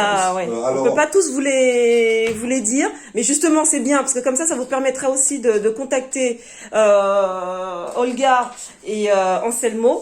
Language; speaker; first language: French; native; French